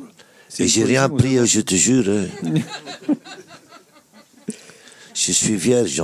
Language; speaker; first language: French; non-native, local second language; Dutch